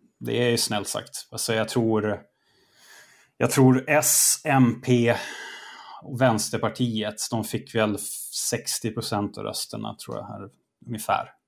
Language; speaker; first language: Swedish; native; Swedish